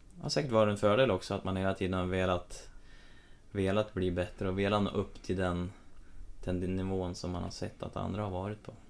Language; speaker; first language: Swedish; native; Swedish